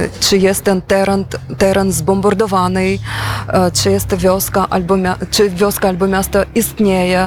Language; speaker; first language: Polish; non-native, fluent; Ukrainian